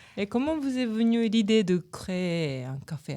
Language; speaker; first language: French; non-native, learner; Japanese